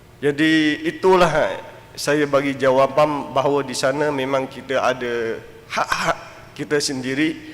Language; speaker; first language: Malay; non-native, fluent; Western Cham